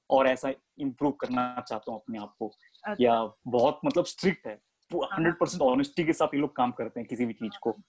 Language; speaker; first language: Hindi; native; Hindi